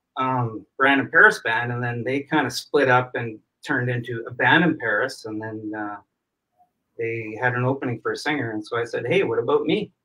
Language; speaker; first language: English; native; English